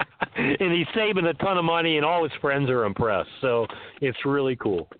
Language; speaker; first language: English; native; English